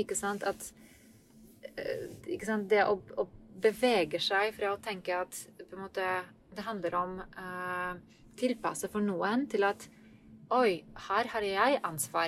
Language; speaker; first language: Norwegian; non-native, fluent; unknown